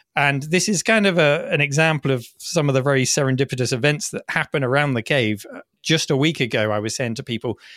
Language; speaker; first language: English; native; English